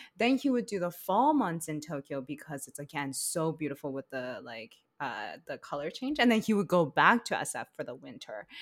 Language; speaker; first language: English; early bilingual, other home language; Chinese